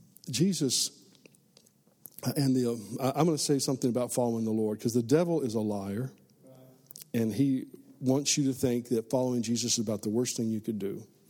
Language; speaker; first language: English; native; English